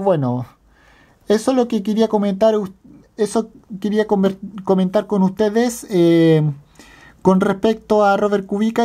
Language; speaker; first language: Spanish; native; Spanish